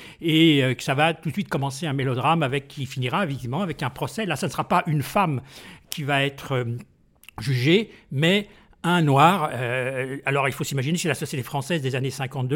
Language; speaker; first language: French; native; French